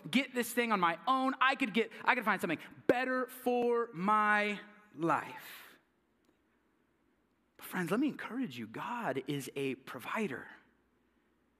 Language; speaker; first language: English; native; English